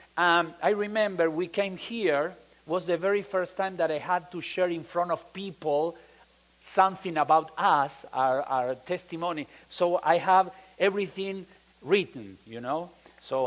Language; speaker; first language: English; non-native, fluent; Spanish